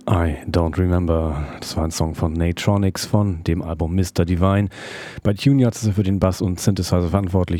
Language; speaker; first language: German; native; German